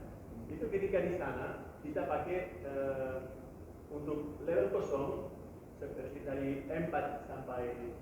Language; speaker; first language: Indonesian; non-native, learner; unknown